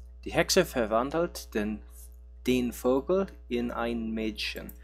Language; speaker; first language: German; non-native, learner; English